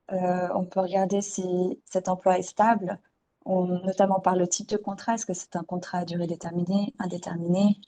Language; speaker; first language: French; native; French